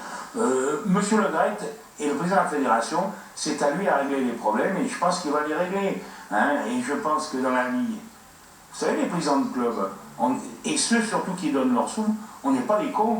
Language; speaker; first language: French; native; French